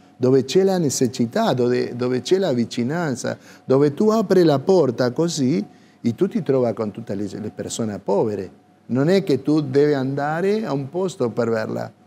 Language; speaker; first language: Italian; non-native, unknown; Spanish